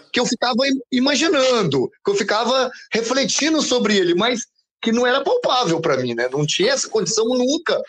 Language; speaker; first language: Portuguese; native; Portuguese